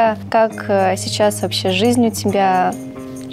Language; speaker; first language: Russian; native; Russian